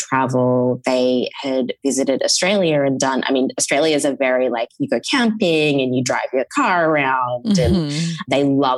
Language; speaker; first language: English; native; English